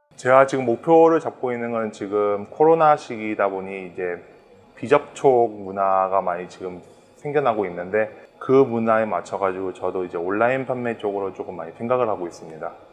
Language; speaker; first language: Korean; early bilingual, heritage; Korean